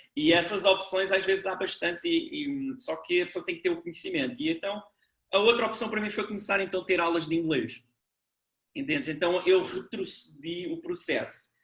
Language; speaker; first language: Portuguese; native; Portuguese